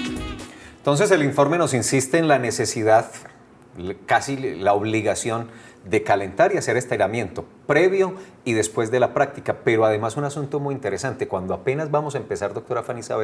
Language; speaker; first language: Spanish; native; Spanish